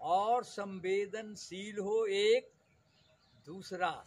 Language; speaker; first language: Hindi; native; Hindi